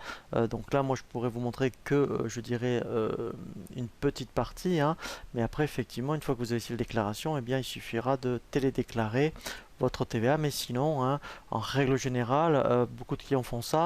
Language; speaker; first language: French; native; French